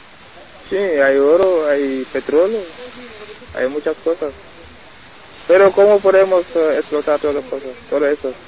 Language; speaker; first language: Spanish; non-native, learner; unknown